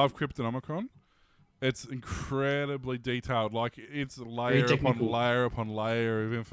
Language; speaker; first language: English; native; English